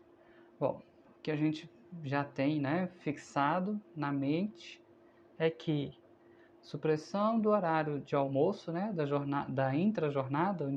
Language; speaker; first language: Portuguese; native; Portuguese